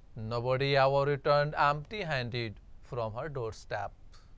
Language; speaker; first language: English; non-native, local second language; Urdu